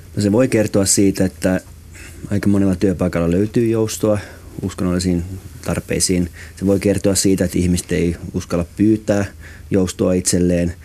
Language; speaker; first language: Finnish; native; Finnish